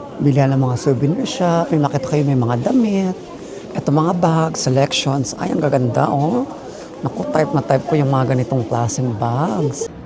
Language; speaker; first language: Filipino; native; Filipino